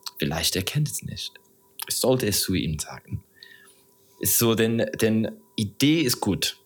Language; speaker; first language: German; non-native, learner; English